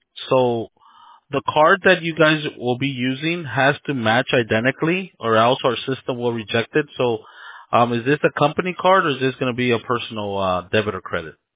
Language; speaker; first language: English; early bilingual, other home language; Spanish